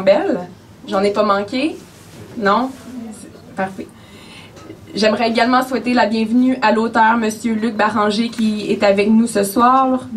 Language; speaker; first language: French; native; French